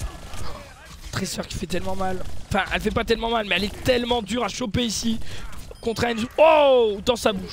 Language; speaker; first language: French; native; French